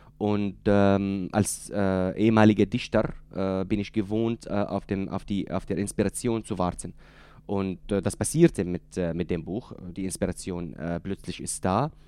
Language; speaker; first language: German; non-native, fluent; Arabic